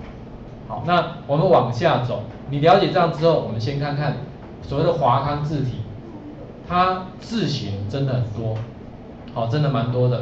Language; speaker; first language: Chinese; native; Chinese